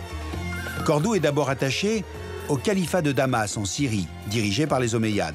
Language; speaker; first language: French; native; French